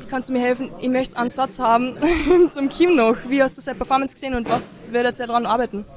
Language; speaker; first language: German; native; German